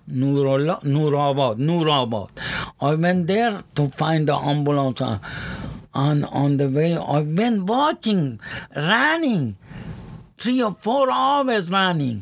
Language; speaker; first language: English; non-native, learner; Persian